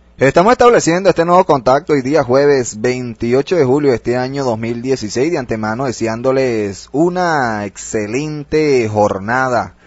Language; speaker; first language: Spanish; native; Spanish